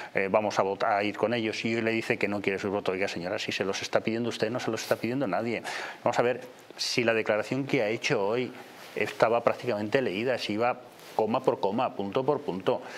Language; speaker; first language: Spanish; native; Spanish